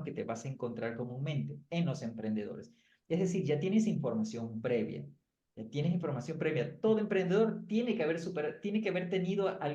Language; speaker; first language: Spanish; native; Spanish